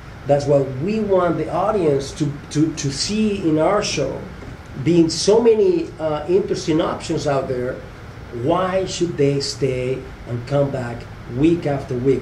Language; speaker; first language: English; non-native, fluent; Spanish